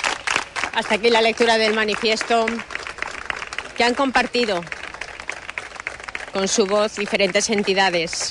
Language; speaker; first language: Spanish; native; Spanish